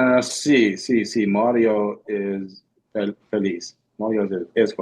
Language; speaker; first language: Spanish; non-native, learner; English